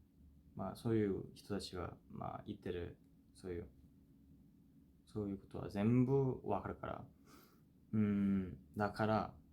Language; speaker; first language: Japanese; non-native, fluent; Korean